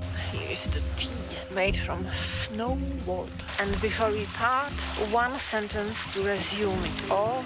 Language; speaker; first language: English; non-native, fluent; Czech